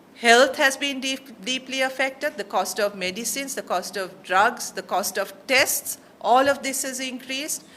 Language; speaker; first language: English; non-native, local second language; Sinhala